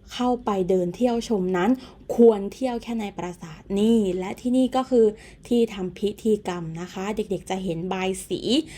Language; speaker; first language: Thai; native; Thai